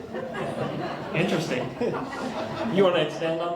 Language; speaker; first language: English; native; English